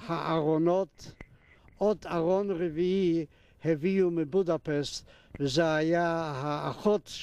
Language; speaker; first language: Hebrew; non-native, fluent; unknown